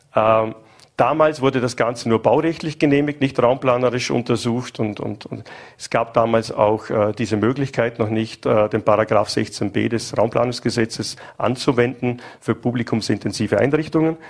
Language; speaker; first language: German; native; German